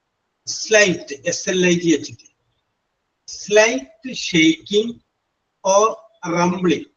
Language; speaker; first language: English; non-native, fluent; Malayalam